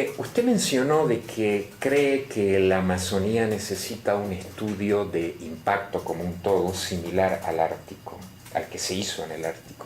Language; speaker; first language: Spanish; native; Spanish